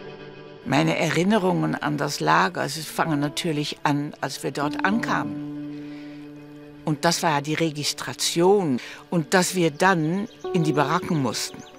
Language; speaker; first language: German; early bilingual, heritage; German